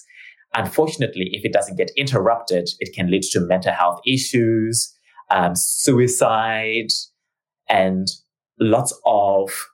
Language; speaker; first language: English; non-native, local second language; Shona